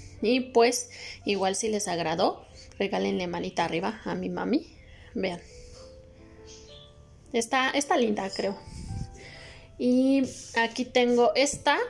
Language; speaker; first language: Spanish; native; Spanish